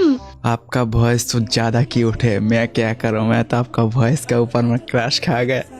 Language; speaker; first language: Hindi; non-native, learner; Bangla